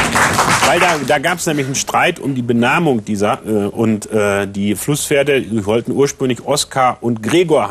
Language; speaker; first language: German; native; German